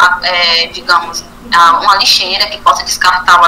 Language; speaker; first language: Portuguese; native; Portuguese